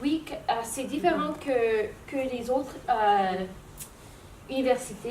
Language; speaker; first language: French; non-native, learner; English